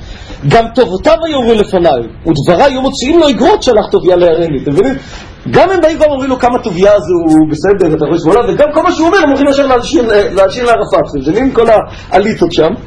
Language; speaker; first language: Hebrew; native; Hebrew